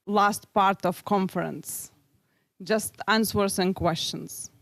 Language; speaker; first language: English; non-native, learner; Lithuanian